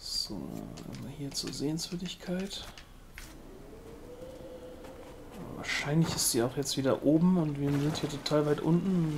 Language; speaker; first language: German; native; German